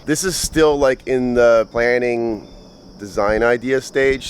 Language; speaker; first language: English; native; English